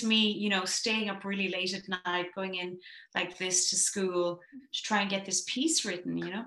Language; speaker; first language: English; native; English